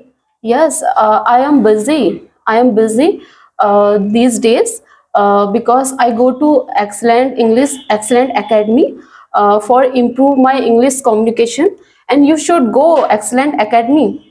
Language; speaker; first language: English; non-native, learner; Hindi